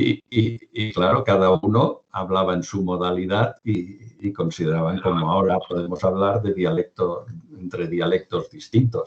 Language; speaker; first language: Spanish; non-native, local second language; Catalan